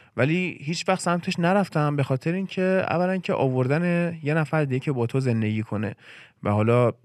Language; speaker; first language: Persian; native; Persian